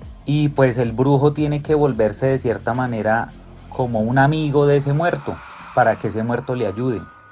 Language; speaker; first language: Spanish; native; Spanish